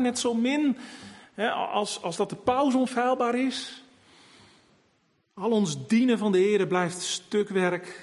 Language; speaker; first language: Dutch; native; Dutch